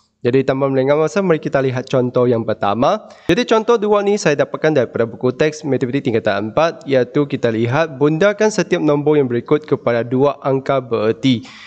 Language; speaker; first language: Malay; non-native, local second language; Chinese